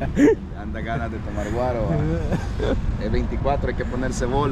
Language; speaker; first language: Spanish; native; Spanish